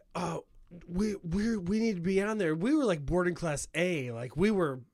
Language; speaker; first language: English; native; English